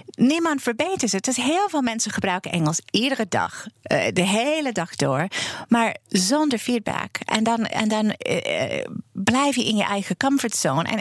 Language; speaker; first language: Dutch; non-native, fluent; English